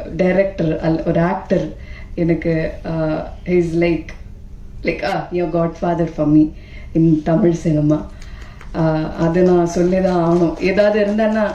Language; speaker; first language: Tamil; non-native, fluent; Malayalam